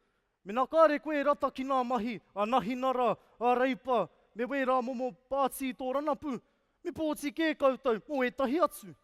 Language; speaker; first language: Māori; non-native, fluent; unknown